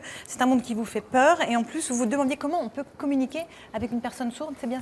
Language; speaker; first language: French; native; French